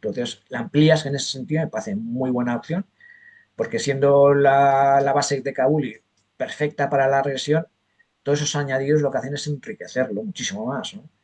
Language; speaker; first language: Spanish; native; Spanish